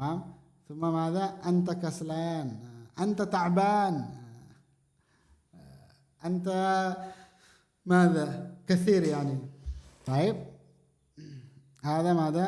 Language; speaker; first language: Arabic; non-native, fluent; Indonesian